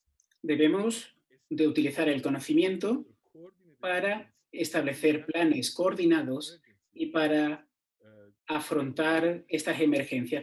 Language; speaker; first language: Spanish; non-native, fluent; Turkish